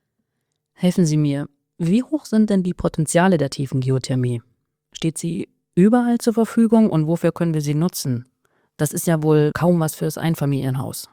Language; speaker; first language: German; native; German